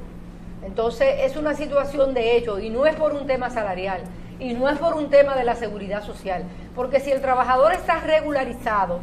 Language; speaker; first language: Spanish; native; Spanish